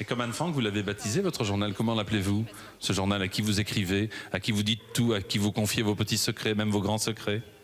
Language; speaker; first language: French; native; French